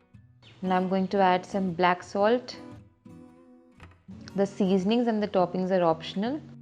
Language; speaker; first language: English; non-native, local second language; Hindi